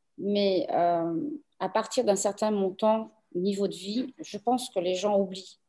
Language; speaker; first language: French; early bilingual, other home language; Portuguese